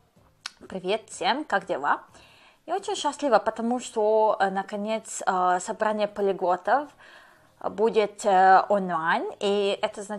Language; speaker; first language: Russian; non-native, learner; Serbian